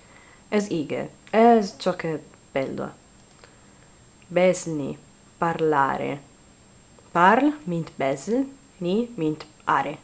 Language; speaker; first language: Hungarian; non-native, learner; Italian